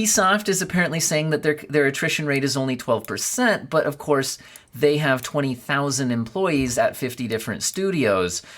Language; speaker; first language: English; native; English